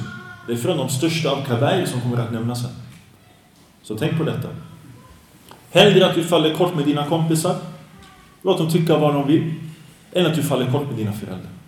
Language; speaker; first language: Swedish; early bilingual, other home language; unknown